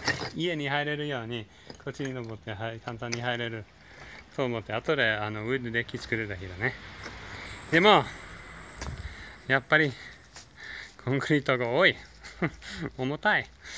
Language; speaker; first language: Japanese; non-native, fluent; English